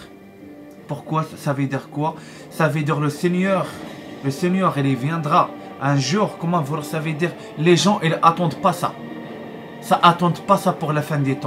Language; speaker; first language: French; non-native, learner; Arabic